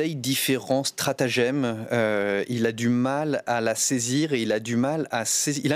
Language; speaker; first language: French; native; French